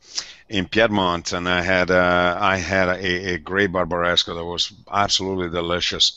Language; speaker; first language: English; non-native, fluent; Italian